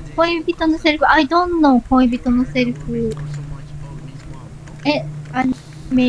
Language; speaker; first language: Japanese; non-native, learner; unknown